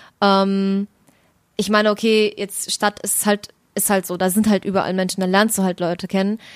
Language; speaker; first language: German; early bilingual, other home language; Russian